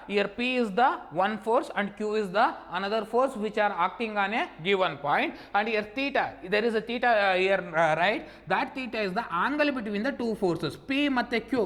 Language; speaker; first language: English; non-native, local second language; Kannada